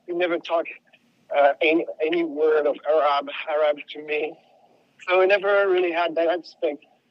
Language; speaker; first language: English; non-native, fluent; French